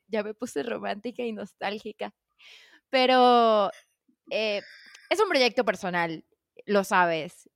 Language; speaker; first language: Spanish; native; Spanish